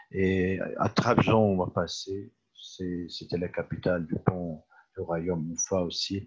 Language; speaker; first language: French; non-native, fluent; Turkish